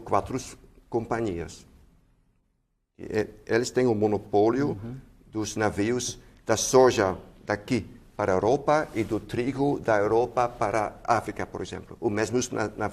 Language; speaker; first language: Portuguese; non-native, fluent; Dutch